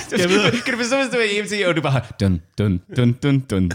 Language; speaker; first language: Danish; non-native, learner; English